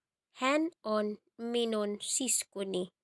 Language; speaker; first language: Finnish; non-native, fluent; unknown